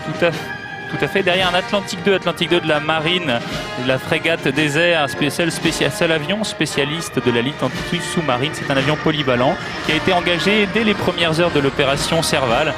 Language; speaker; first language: French; native; French